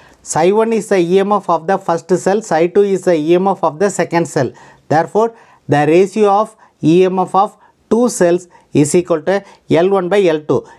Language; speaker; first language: English; non-native, local second language; Tamil